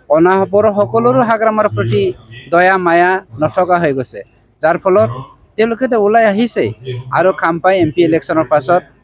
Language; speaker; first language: Assamese; non-native, local second language; Bodo